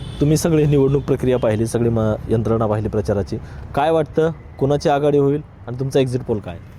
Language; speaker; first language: Marathi; native; Marathi